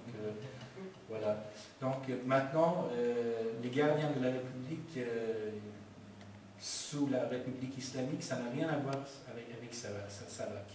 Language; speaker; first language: French; non-native, fluent; Persian